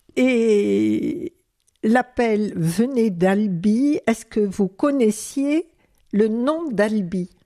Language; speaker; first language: French; native; French